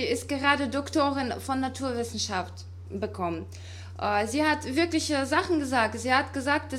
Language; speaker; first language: German; non-native, fluent; Russian